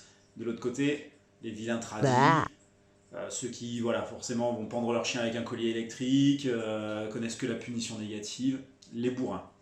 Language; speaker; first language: French; native; French